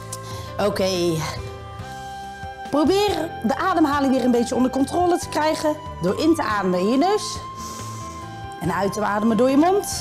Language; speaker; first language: Dutch; native; Dutch